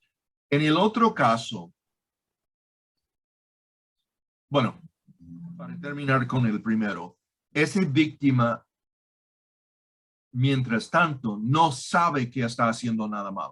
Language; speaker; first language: Spanish; non-native, fluent; English